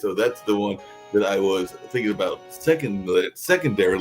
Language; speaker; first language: English; native; English